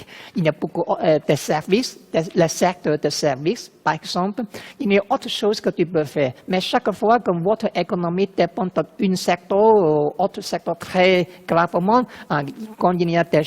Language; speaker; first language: French; non-native, fluent; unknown